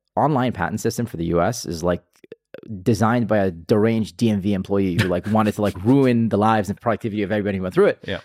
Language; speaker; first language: English; non-native, fluent; Hebrew